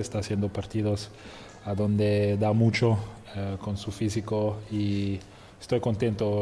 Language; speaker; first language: Spanish; non-native, fluent; French